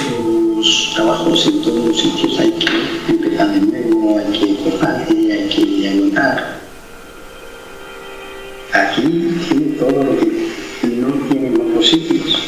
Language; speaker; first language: Spanish; non-native, learner; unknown